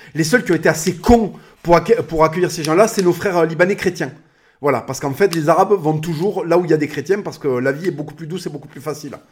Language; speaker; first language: French; native; French